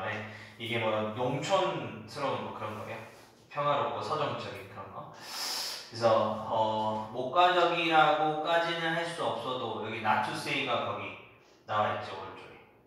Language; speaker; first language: Korean; native; Korean